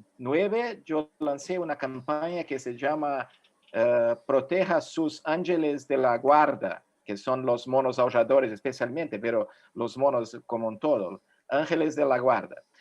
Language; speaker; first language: Spanish; non-native, fluent; Portuguese